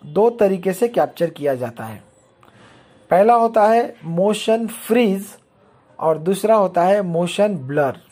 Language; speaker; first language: Hindi; non-native, local second language; Marathi